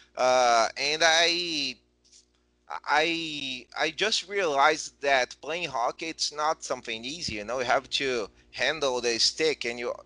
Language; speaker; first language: English; non-native, fluent; Portuguese